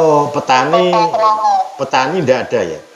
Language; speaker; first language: Indonesian; non-native, local second language; Javanese